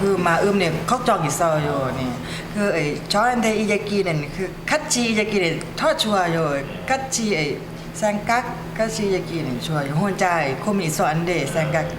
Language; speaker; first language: Korean; non-native, learner; Thai